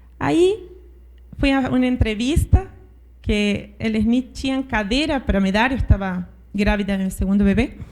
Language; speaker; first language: Portuguese; non-native, fluent; Spanish